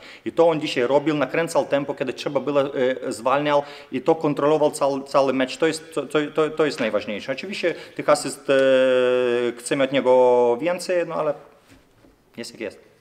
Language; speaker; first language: Polish; non-native, fluent; Lithuanian